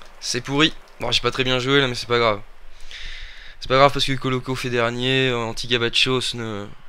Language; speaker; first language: French; native; French